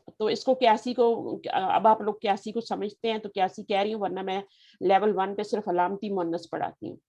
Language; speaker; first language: Urdu; native; Urdu